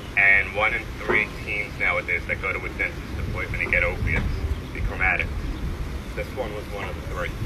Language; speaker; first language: English; native; English